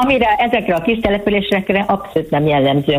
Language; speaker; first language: Hungarian; native; Hungarian